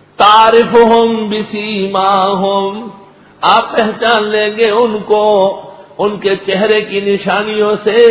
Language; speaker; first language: Urdu; non-native, local second language; Pashto